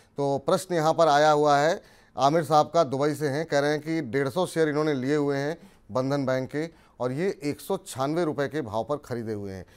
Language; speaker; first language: Hindi; native; Hindi